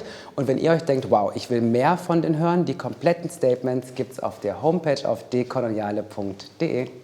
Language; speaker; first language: German; native; German